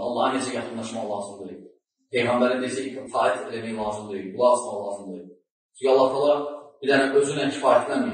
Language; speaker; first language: Turkish; non-native, learner; Azerbaijani